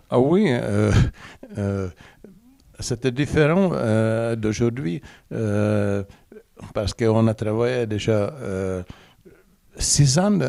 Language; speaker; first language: French; non-native, learner; Czech